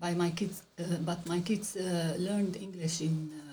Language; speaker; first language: English; non-native, learner; Arabic